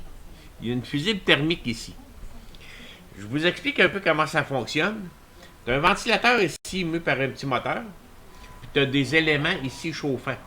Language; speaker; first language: French; native; French